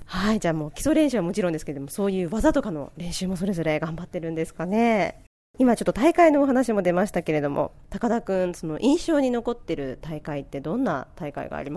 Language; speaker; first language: Japanese; native; Japanese